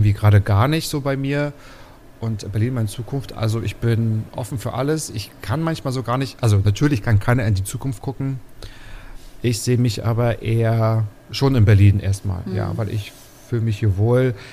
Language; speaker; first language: German; native; German